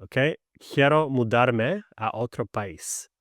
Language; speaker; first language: Spanish; non-native, fluent; English